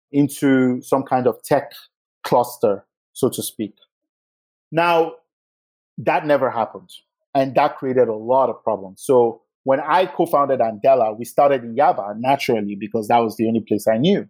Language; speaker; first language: English; non-native, local second language; Yoruba